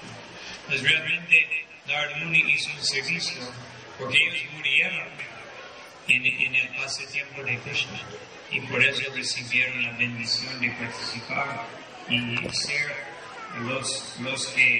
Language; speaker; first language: Spanish; non-native, fluent; Portuguese